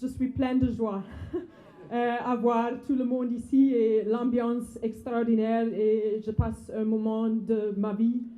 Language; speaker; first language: French; non-native, fluent; Afrikaans